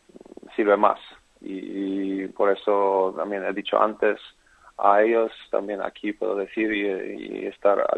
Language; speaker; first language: Spanish; non-native, fluent; Polish